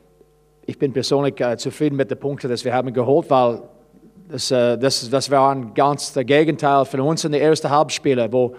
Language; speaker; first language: German; non-native, fluent; English